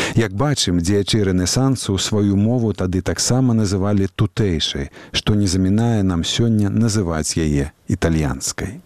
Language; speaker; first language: Belarusian; native; Belarusian